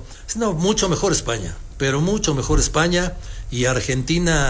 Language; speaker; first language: Spanish; native; Spanish